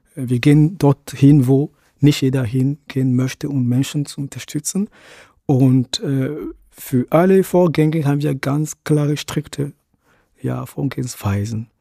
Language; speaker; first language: German; non-native, fluent; Ewe